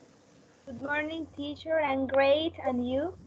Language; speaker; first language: English; non-native, learner; Spanish